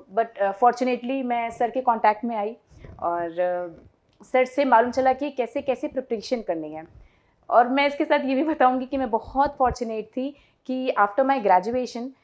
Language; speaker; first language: Hindi; native; Hindi